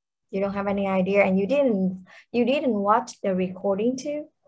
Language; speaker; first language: English; non-native, fluent; Vietnamese